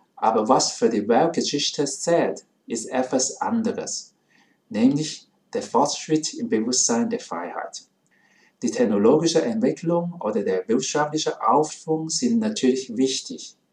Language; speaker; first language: German; non-native, fluent; Cantonese